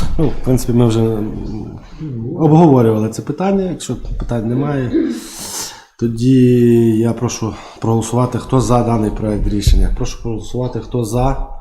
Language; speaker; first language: Ukrainian; native; Ukrainian